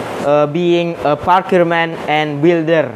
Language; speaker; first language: English; non-native, learner; Indonesian